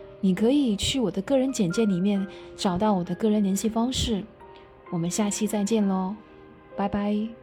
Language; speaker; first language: Chinese; native; Chinese